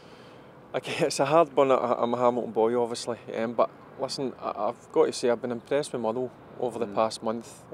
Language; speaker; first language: English; native; English